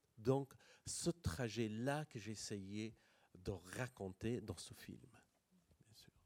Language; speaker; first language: French; non-native, fluent; Persian